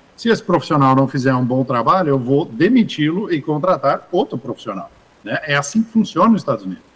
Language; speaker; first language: Portuguese; early bilingual, other home language; English